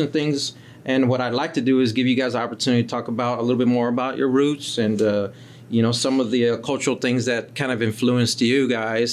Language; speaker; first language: English; early bilingual, other home language; Spanish